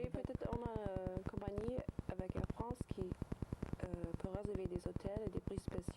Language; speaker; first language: French; non-native, learner; English